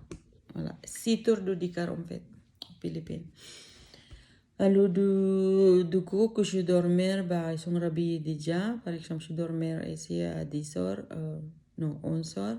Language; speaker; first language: French; non-native, learner; Filipino